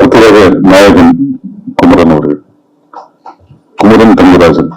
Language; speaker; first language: Tamil; native; Tamil